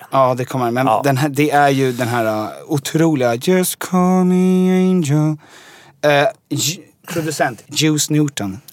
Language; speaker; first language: Swedish; native; Swedish